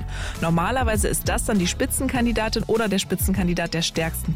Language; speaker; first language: German; native; German